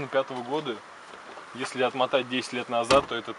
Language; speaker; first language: Russian; native; Russian